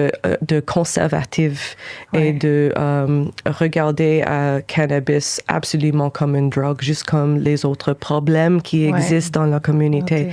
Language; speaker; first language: French; non-native, local second language; English